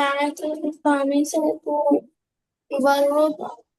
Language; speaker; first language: Arabic; non-native, learner; Urdu